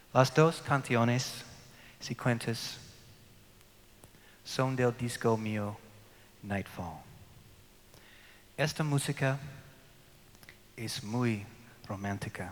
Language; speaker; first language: Spanish; non-native, learner; English